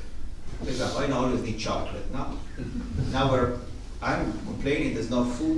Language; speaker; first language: English; non-native, fluent; Italian